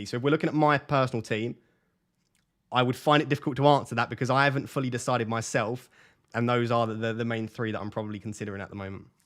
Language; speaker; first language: English; native; English